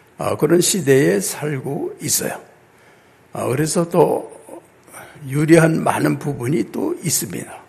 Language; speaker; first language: Korean; native; Korean